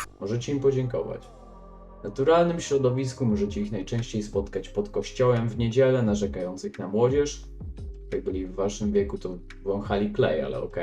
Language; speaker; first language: Polish; native; Polish